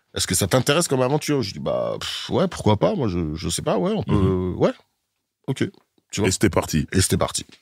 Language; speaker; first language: French; early bilingual, heritage; French